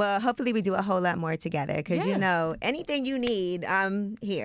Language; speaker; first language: English; native; English